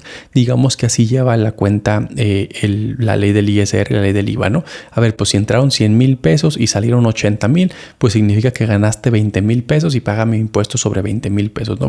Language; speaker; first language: Spanish; native; Spanish